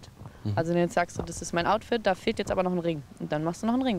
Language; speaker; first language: German; native; German